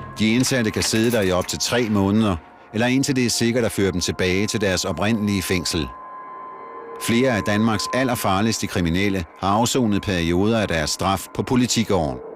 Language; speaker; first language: Danish; native; Danish